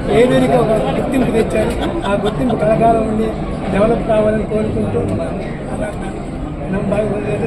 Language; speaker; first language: Telugu; native; Telugu